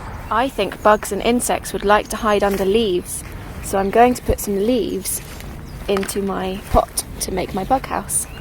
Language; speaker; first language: English; native; English